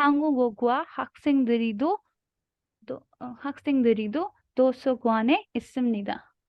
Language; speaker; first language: Korean; non-native, learner; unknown